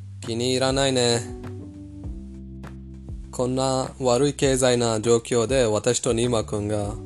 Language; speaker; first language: Japanese; non-native, fluent; Persian